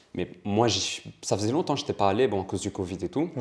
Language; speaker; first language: French; early bilingual, other home language; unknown